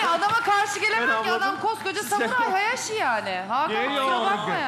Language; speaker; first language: Turkish; native; Turkish